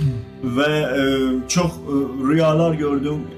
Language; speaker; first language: Turkish; non-native, fluent; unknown